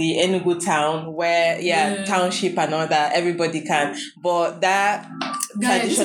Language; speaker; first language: English; non-native, local second language; Igbo